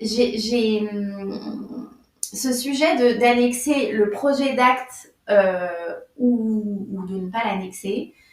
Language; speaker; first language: French; native; French